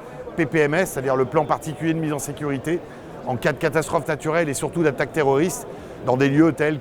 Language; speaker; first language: French; native; French